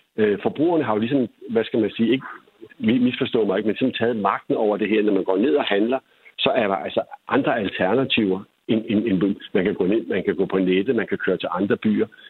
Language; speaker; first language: Danish; native; Danish